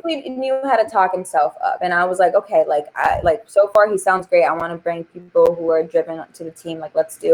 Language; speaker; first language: English; native; English